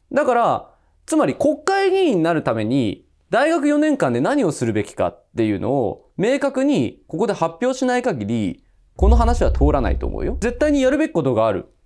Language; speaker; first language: Japanese; native; Japanese